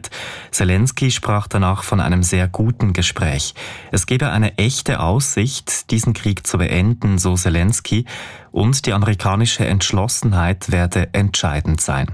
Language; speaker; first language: German; native; German